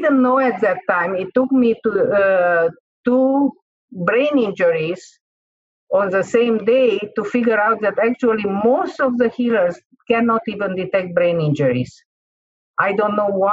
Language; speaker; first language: English; non-native, fluent; Hungarian